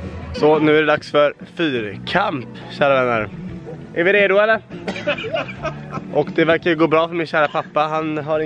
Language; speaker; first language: Swedish; native; Swedish